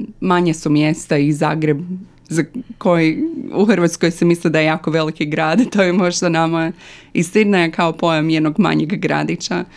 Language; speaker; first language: Croatian; early bilingual, other home language; English